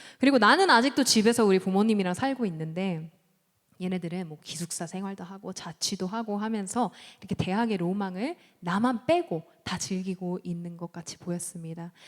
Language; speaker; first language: Korean; early bilingual, heritage; Korean